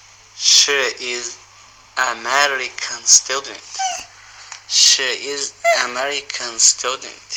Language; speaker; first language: English; non-native, learner; Uyghur